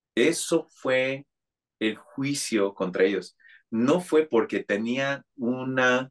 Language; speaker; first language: Spanish; non-native, fluent; English